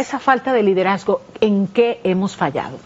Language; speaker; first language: Spanish; native; Spanish